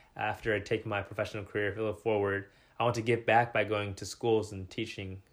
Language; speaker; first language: English; native; English